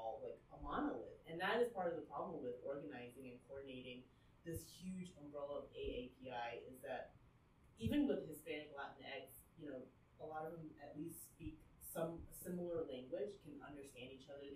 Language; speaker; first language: English; early bilingual, other home language; Vietnamese